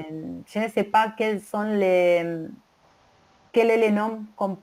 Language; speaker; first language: French; non-native, learner; Spanish